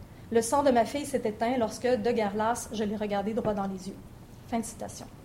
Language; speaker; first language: French; native; French